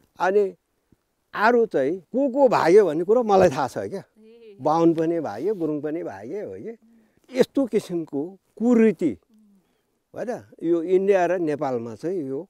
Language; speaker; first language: Nepali; non-native, local second language; Gurung